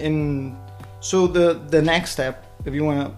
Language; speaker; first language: English; non-native, fluent; Spanish